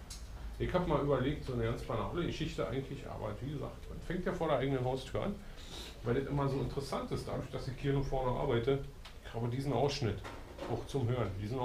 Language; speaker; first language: German; native; German